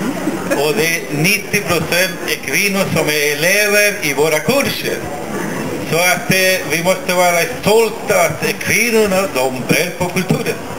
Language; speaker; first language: Swedish; non-native, fluent; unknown